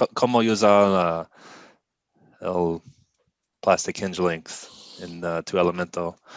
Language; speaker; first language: Spanish; non-native, learner; English